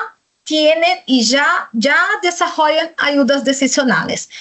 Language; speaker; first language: Spanish; non-native, fluent; Portuguese